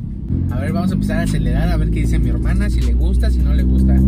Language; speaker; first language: Spanish; native; Spanish